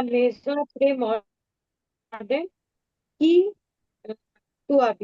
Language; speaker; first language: French; non-native, learner; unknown